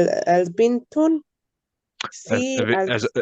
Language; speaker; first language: Arabic; non-native, learner; Bosnian